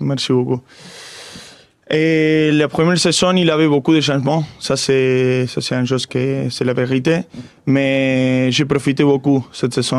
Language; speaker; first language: French; non-native, fluent; Spanish